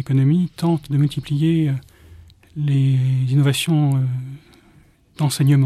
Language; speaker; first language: French; native; French